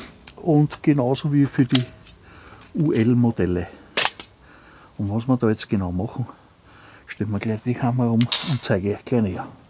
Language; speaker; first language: German; native; German